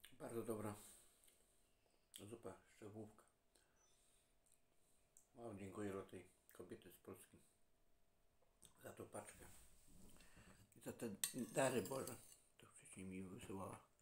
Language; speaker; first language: Polish; non-native, learner; Ukrainian